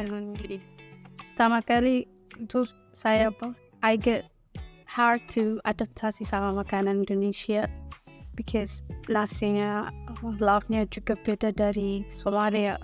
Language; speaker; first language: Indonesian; non-native, learner; Somali